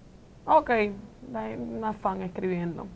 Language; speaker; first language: Spanish; native; Spanish